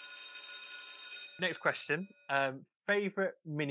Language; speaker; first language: English; native; English